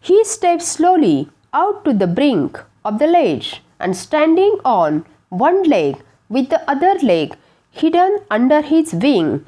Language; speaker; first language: English; non-native, local second language; Marathi